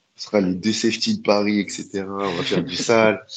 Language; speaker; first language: French; native; French